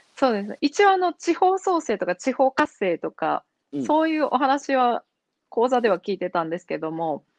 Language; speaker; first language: Japanese; native; Japanese